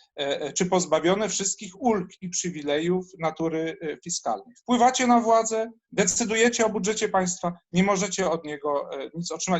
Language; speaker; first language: Polish; native; Polish